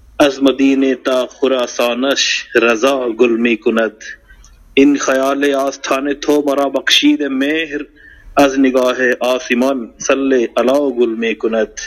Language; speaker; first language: Persian; non-native, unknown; Hindi